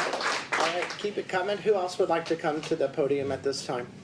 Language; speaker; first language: English; native; English